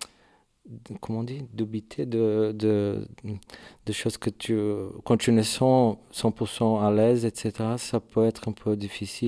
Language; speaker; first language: French; non-native, learner; Portuguese